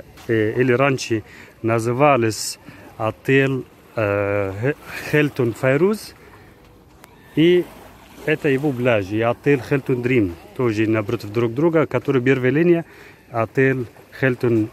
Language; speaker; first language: Russian; non-native, fluent; Arabic